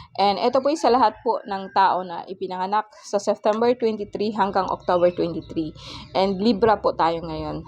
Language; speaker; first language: Filipino; non-native, local second language; Cebuano